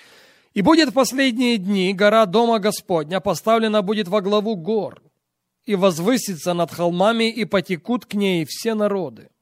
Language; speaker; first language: Russian; native; Russian